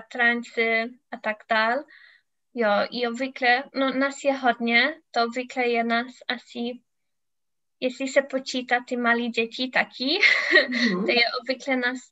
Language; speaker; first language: Czech; non-native, learner; English